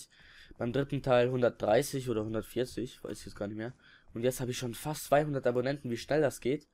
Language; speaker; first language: German; native; German